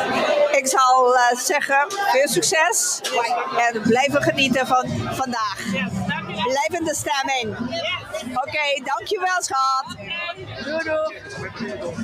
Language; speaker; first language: Dutch; non-native, local second language; Papiamento